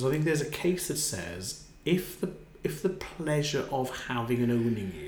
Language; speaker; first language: English; native; English